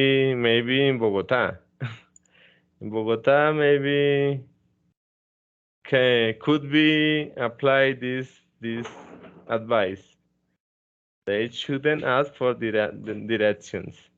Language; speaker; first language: English; non-native, fluent; Spanish